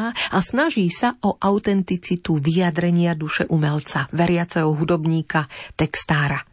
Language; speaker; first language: Slovak; native; Slovak